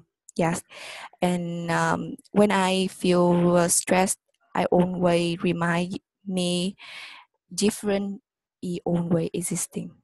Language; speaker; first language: English; non-native, learner; Vietnamese